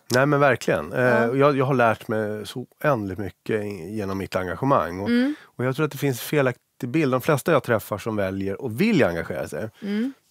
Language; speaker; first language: Swedish; native; Swedish